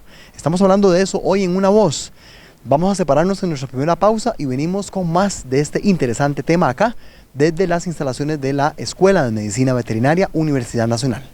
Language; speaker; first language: Spanish; native; Spanish